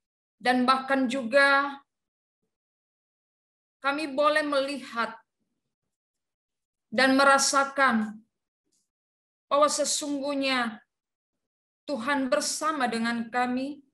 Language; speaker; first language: Indonesian; native; Indonesian